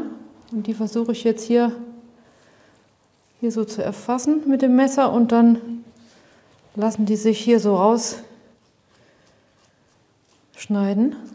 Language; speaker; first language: German; native; German